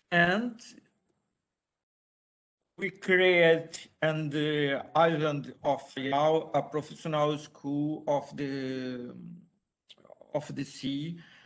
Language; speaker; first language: English; non-native, learner; Portuguese